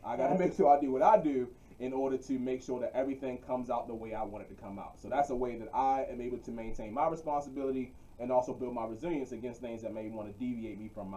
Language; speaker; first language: English; native; English